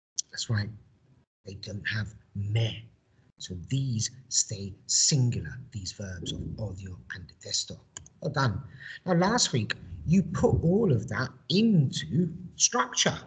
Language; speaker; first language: English; native; English